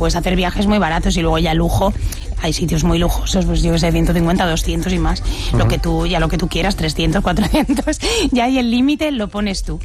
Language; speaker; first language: Spanish; native; Spanish